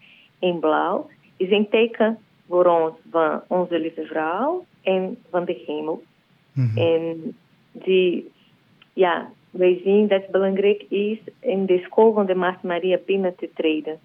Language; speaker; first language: Dutch; non-native, learner; Portuguese